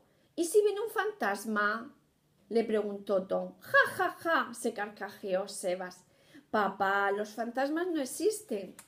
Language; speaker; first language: Spanish; native; Spanish